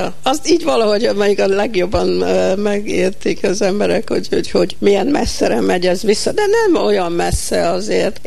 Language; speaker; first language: Hungarian; early bilingual, heritage; Hungarian